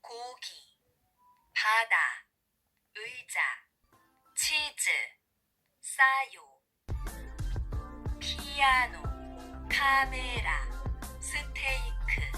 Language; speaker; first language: Korean; non-native, fluent; Spanish